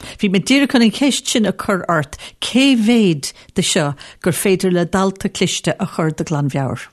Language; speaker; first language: Irish; native; Irish